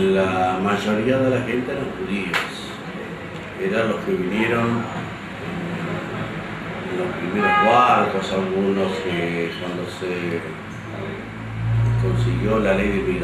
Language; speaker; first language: Spanish; native; Spanish